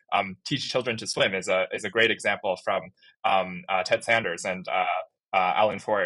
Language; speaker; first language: English; native; English